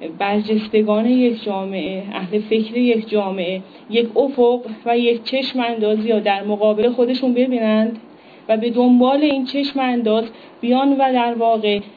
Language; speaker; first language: Persian; native; Persian